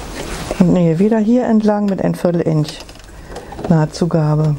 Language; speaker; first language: German; native; German